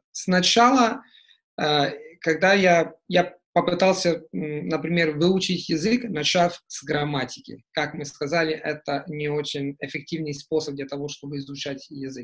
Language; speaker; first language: Russian; non-native, fluent; Italian